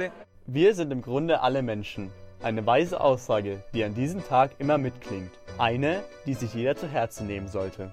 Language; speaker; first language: German; native; German